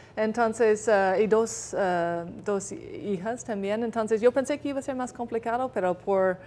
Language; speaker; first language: Spanish; non-native, fluent; English